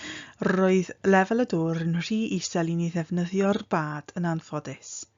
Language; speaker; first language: Welsh; non-native, fluent; English